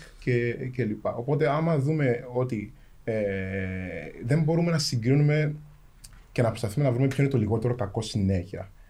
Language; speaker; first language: Greek; early bilingual, other home language; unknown